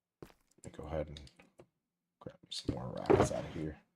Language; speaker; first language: English; native; English